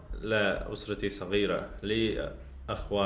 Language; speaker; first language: Arabic; non-native, learner; Chechen